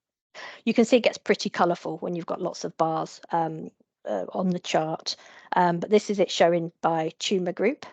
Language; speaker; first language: English; native; English